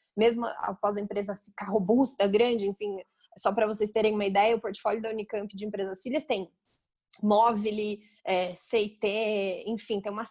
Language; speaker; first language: Portuguese; native; Portuguese